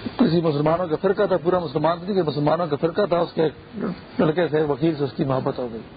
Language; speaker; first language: Urdu; non-native, local second language; Pashto